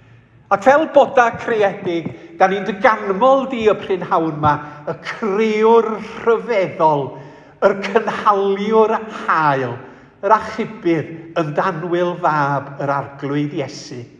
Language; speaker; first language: Welsh; native; Welsh